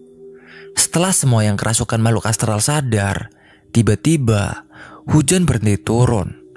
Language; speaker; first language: Indonesian; native; Indonesian